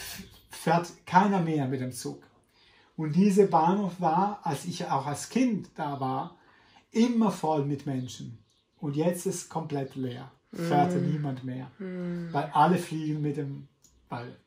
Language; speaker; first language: German; non-native, fluent; Italian